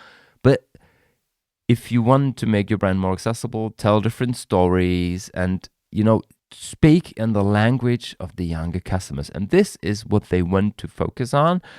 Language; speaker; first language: English; non-native, fluent; German